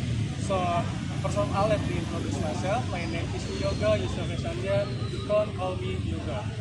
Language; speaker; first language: English; non-native, learner; Indonesian